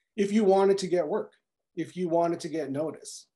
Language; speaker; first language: English; native; English